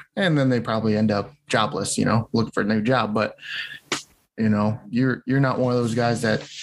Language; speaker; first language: English; native; English